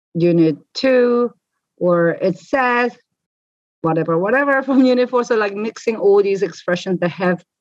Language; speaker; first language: English; native; English